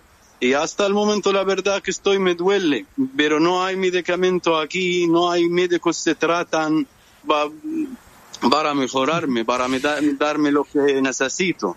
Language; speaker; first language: Spanish; non-native, fluent; Arabic